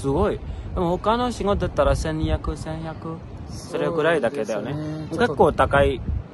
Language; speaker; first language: Japanese; non-native, fluent; Burmese